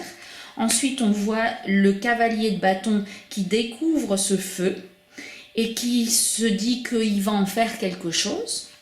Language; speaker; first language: French; native; French